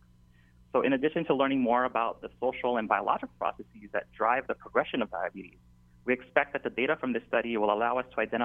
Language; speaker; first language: English; native; English